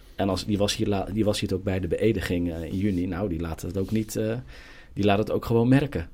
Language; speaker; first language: Dutch; native; Dutch